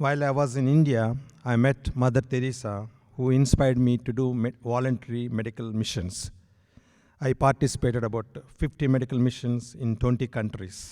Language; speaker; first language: English; non-native, local second language; Telugu